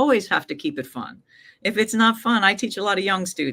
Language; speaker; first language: English; native; English